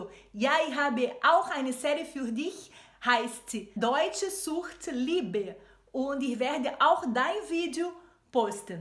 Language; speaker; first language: German; non-native, fluent; Portuguese